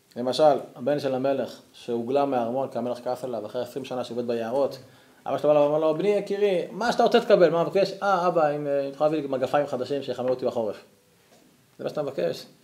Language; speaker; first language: Hebrew; native; Hebrew